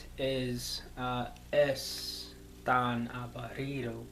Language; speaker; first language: Spanish; non-native, learner; English